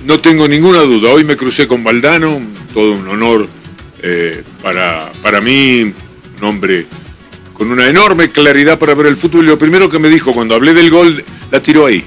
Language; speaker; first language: Spanish; native; Spanish